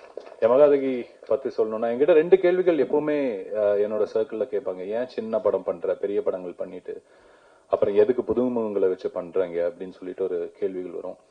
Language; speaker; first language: Tamil; native; Tamil